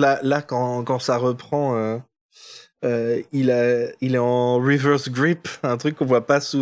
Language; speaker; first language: French; native; French